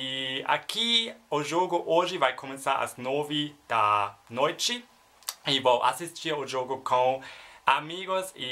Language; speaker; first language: Portuguese; non-native, learner; German